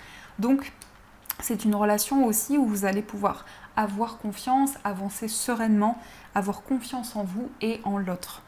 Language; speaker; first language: French; native; French